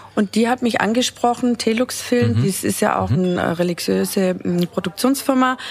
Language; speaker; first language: German; native; German